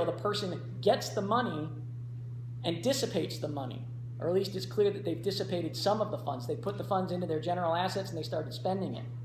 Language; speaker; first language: English; native; English